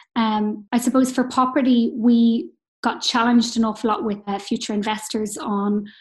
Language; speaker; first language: English; native; English